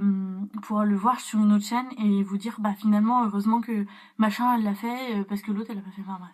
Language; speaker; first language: French; native; French